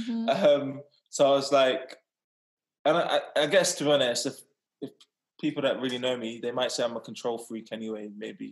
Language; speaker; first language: English; native; English